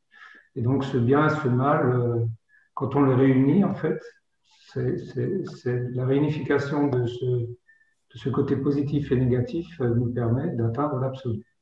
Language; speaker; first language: French; native; French